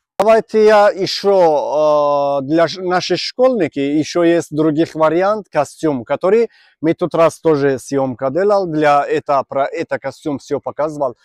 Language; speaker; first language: Russian; non-native, learner; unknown